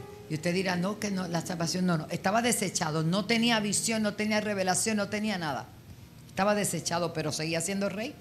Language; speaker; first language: Spanish; native; Spanish